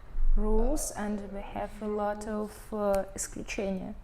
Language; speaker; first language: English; non-native, learner; Russian